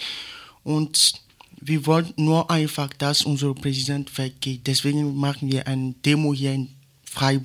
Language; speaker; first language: German; non-native, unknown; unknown